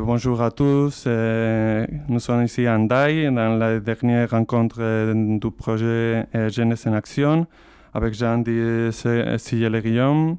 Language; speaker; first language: French; non-native, learner; Spanish